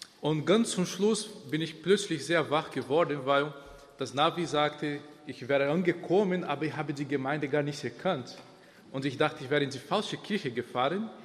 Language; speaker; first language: German; non-native, fluent; Portuguese